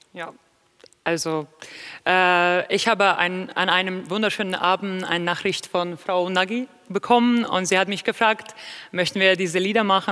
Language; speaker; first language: German; non-native, fluent; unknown